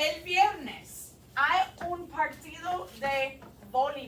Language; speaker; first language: Spanish; non-native, fluent; English